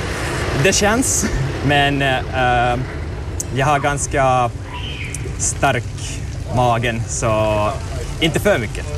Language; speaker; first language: Swedish; non-native, learner; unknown